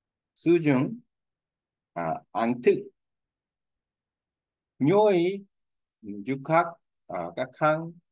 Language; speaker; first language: Vietnamese; non-native, learner; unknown